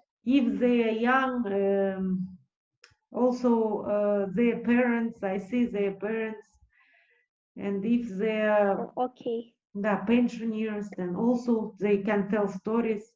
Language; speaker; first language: English; non-native, fluent; Russian